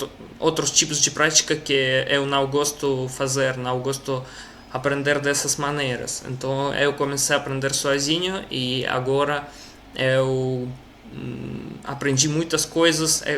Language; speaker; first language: Portuguese; non-native, learner; Russian